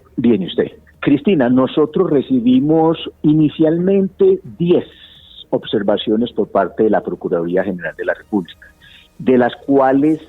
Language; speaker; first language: Spanish; native; Spanish